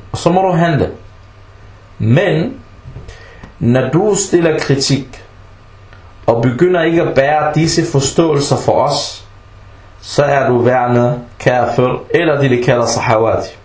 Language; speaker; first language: Danish; early bilingual, other home language; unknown